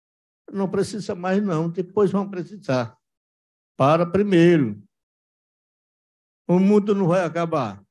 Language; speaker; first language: Portuguese; non-native, local second language; Yanomámi